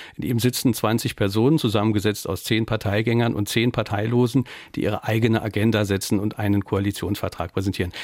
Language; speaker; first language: German; native; German